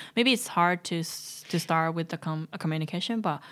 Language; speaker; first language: English; non-native, fluent; Chinese